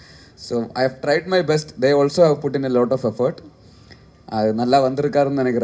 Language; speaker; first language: Tamil; non-native, learner; Malayalam